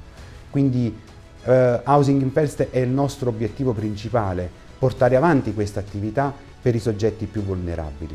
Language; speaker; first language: Italian; native; Italian